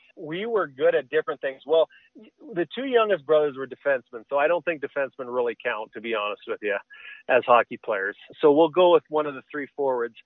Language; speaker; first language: English; native; English